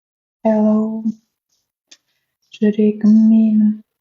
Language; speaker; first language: English; non-native, learner; Russian